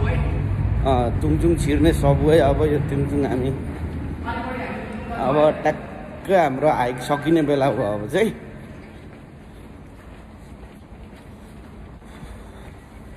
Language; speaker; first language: Nepali; native; Nepali